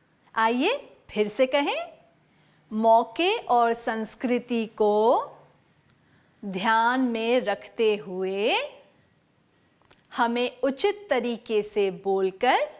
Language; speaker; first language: Hindi; native; Hindi